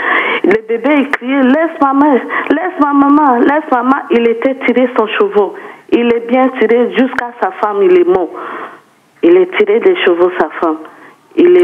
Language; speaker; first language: French; non-native, learner; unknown